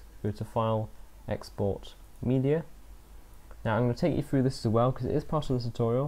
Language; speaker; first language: English; native; English